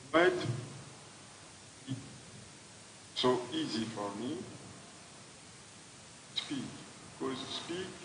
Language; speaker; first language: English; non-native, learner; French